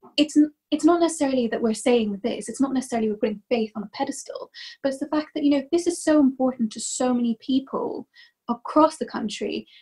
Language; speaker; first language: English; native; English